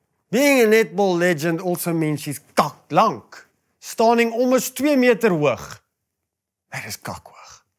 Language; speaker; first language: English; non-native, local second language; Afrikaans